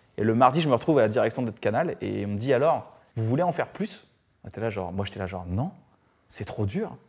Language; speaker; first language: French; native; French